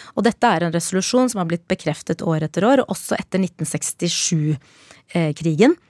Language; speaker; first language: Norwegian; early bilingual, other home language; Arabic